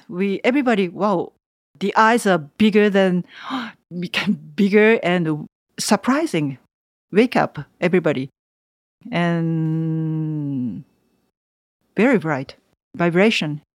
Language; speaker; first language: English; non-native, learner; Japanese